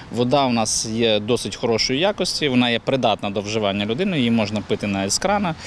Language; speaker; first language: Ukrainian; native; Ukrainian